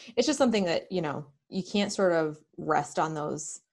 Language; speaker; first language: English; native; English